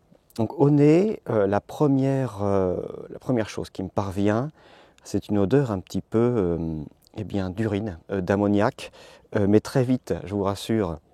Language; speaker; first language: French; native; French